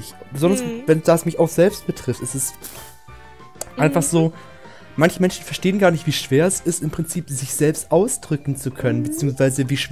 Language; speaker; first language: German; native; German